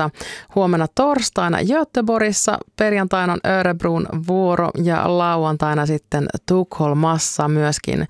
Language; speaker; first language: Finnish; native; Finnish